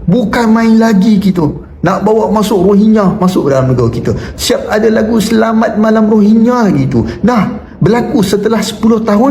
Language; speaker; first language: Malay; native; Malay